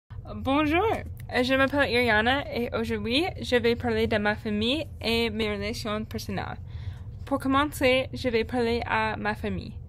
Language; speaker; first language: French; non-native, learner; English